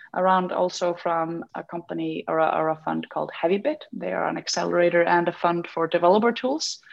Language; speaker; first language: English; non-native, fluent; Icelandic